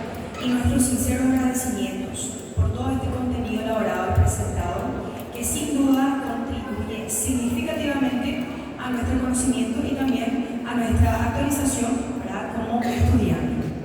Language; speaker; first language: Spanish; non-native, fluent; Portuguese